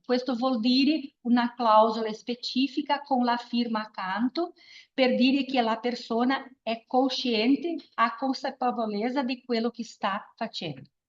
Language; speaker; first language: Italian; non-native, fluent; Portuguese